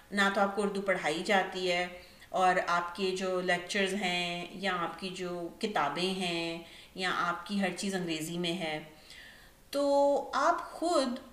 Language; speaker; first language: Urdu; native; Urdu